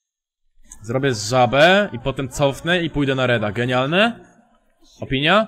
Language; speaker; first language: Polish; native; Polish